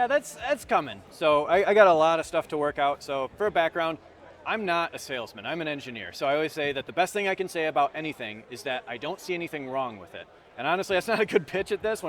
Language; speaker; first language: English; native; English